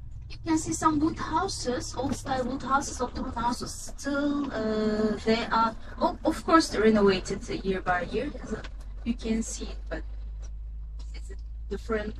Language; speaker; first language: English; non-native, fluent; Turkish